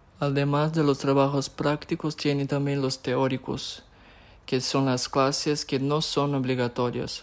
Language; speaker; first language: Spanish; non-native, fluent; Portuguese